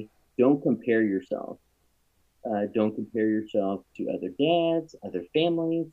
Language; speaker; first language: English; native; English